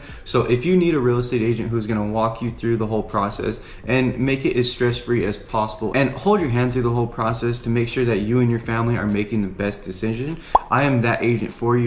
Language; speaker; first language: English; native; English